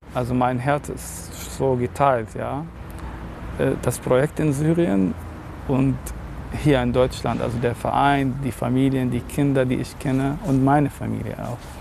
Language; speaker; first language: German; non-native, fluent; Arabic